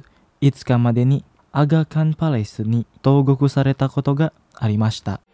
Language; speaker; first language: Japanese; non-native, fluent; Indonesian